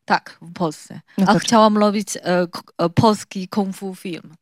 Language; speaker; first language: Polish; non-native, learner; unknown